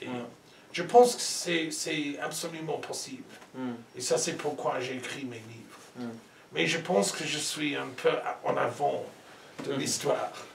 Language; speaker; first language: French; non-native, learner; English